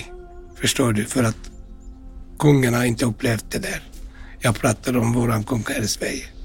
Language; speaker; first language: Swedish; non-native, fluent; Turkish